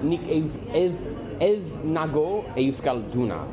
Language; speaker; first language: Basque; non-native, learner; English